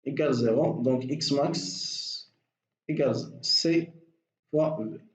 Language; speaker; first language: French; non-native, local second language; Arabic